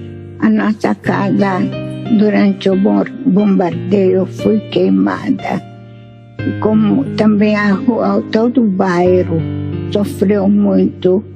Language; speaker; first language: Portuguese; non-native, fluent; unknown